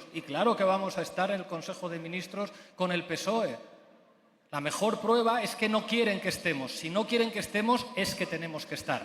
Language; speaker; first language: Spanish; native; Spanish